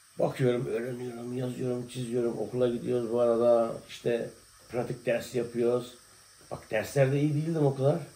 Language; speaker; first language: Turkish; native; Turkish